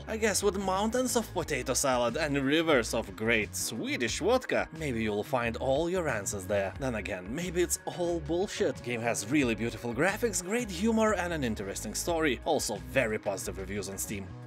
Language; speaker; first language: English; non-native, fluent; Lithuanian